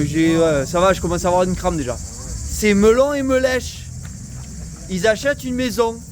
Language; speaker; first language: French; native; French